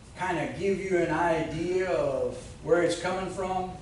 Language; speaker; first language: English; native; English